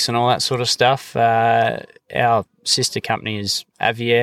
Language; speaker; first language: English; native; English